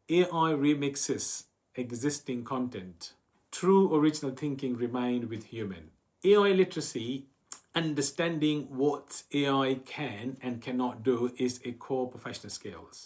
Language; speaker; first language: English; non-native, fluent; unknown